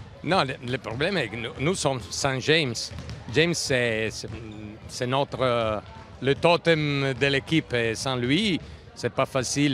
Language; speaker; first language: French; non-native, local second language; Italian